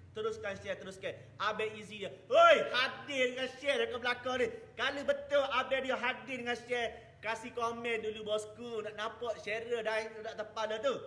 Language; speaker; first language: Malay; native; Malay